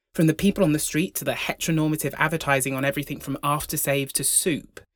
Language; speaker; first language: English; native; English